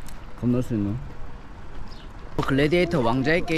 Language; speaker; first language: Korean; native; Korean